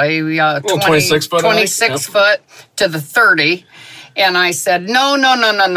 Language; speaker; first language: English; native; English